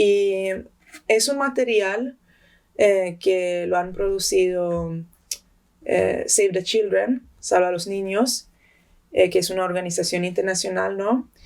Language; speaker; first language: Spanish; early bilingual, heritage; Spanish